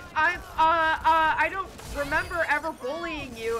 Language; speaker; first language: English; native; English